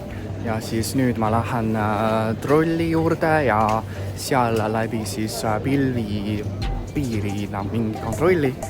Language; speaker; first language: Estonian; non-native, fluent; Chinese